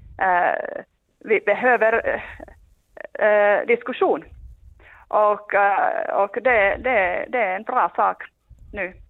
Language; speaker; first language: Swedish; non-native, local second language; Finnish